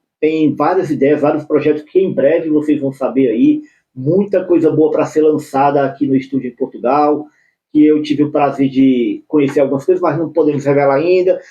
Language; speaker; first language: Portuguese; native; Portuguese